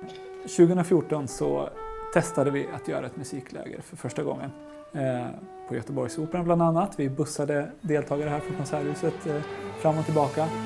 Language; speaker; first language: Swedish; native; Swedish